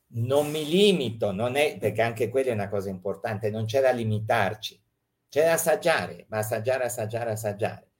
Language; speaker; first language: Italian; early bilingual, heritage; Italian